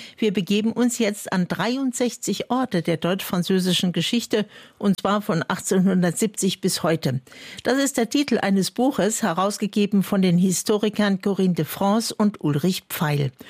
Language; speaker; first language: German; native; German